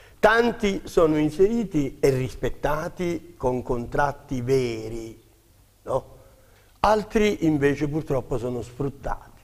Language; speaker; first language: Italian; native; Italian